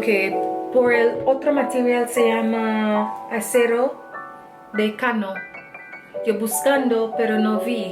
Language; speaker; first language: Spanish; non-native, learner; English